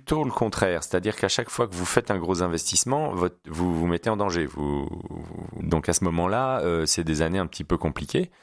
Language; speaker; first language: French; native; French